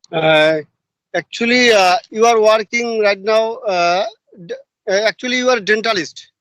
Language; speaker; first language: English; non-native, learner; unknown